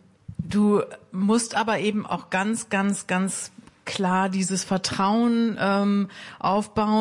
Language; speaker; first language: German; native; German